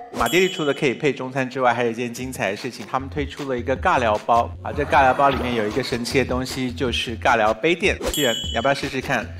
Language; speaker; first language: Chinese; native; Chinese